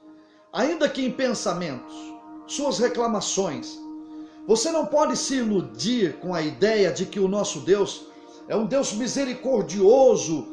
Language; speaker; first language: Portuguese; native; Portuguese